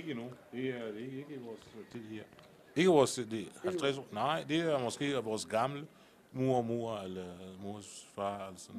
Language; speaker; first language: Danish; non-native, fluent; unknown